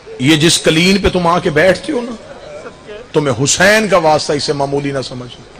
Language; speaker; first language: Urdu; non-native, local second language; Punjabi